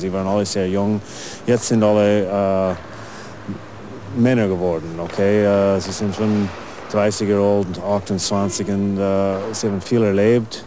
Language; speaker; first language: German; non-native, learner; English